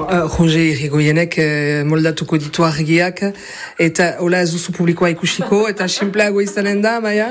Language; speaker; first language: Basque; native; Basque